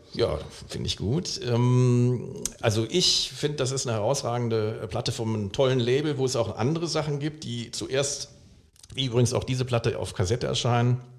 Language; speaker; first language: German; native; German